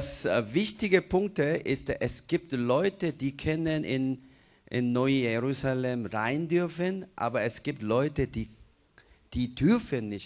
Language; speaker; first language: German; non-native, fluent; Korean